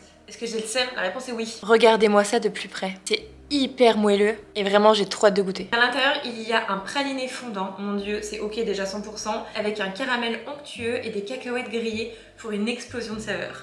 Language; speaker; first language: French; native; French